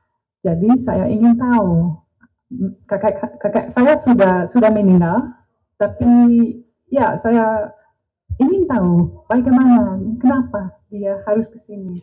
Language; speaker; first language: Indonesian; non-native, learner; Dutch